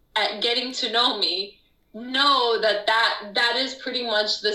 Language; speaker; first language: English; non-native, fluent; Spanish